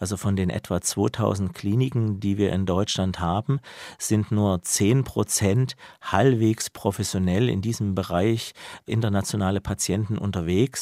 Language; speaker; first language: German; native; German